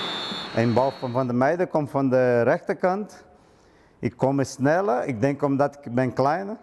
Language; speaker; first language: Dutch; non-native, learner; Portuguese